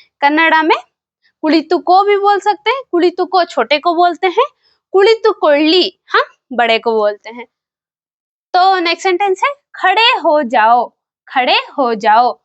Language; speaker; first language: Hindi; non-native, local second language; Kannada